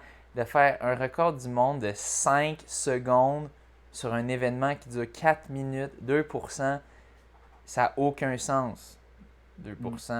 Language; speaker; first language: French; native; French